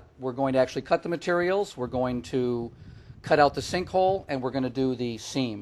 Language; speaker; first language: English; native; English